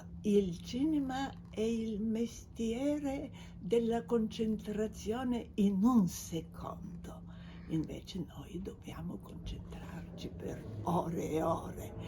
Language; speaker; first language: Italian; non-native, fluent; Bulgarian